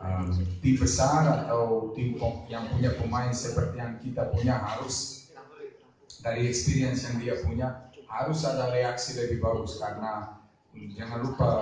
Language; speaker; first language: Indonesian; non-native, fluent; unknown